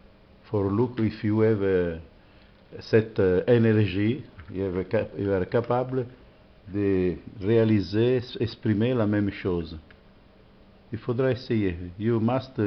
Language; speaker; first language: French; non-native, fluent; Italian